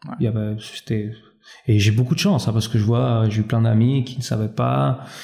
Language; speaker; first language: French; early bilingual, other home language; Albanian